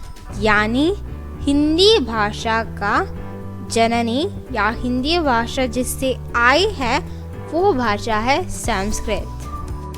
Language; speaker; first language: Hindi; non-native, local second language; Malayalam